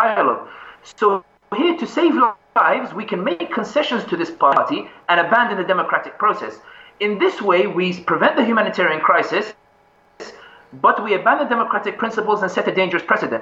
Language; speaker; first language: English; native; English